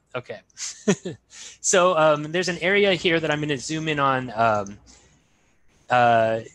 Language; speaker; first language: English; native; English